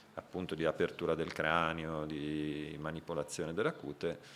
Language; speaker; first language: Italian; native; Italian